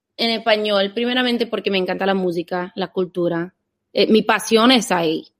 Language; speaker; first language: Spanish; non-native, fluent; English